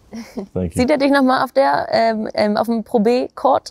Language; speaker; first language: German; native; German